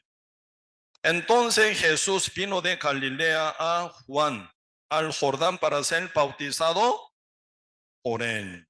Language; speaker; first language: Spanish; non-native, learner; Korean